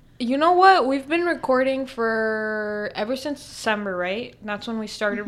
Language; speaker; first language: English; early bilingual, other home language; Spanish